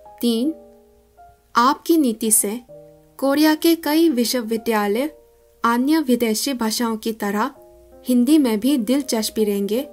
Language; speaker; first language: Hindi; non-native, learner; Korean